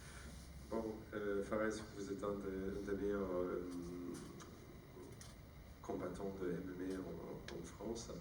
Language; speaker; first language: French; non-native, fluent; English